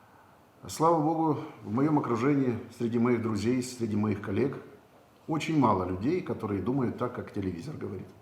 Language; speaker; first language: Russian; native; Russian